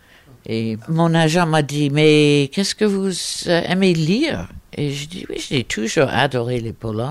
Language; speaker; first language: French; non-native, fluent; English